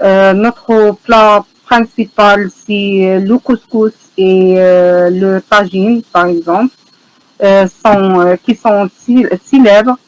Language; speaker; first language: French; non-native, learner; Arabic